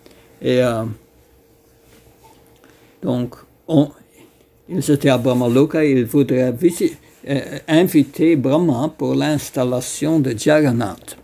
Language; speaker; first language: French; non-native, fluent; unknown